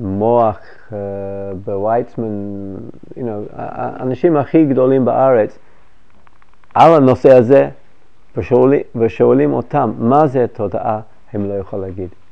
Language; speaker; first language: Hebrew; non-native, fluent; English